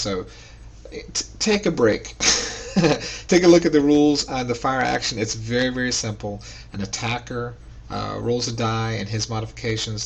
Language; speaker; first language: English; native; English